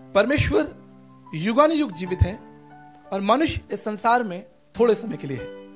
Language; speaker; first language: Hindi; native; Hindi